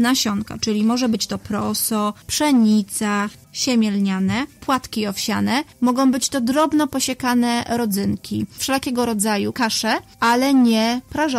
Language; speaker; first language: Polish; native; Polish